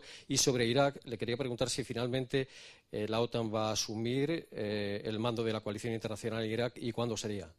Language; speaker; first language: Spanish; native; Spanish